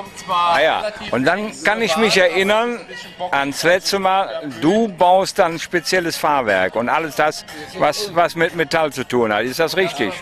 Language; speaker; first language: German; native; German